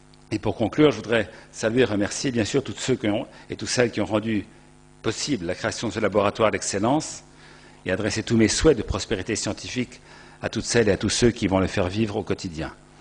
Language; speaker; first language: French; native; French